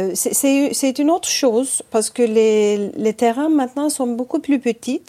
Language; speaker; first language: French; non-native, fluent; Turkish